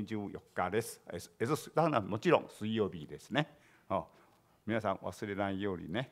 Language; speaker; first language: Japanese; non-native, fluent; Chinese